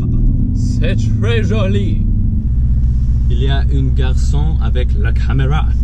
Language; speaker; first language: French; non-native, learner; English